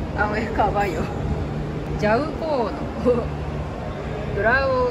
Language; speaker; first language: Spanish; non-native, learner; Japanese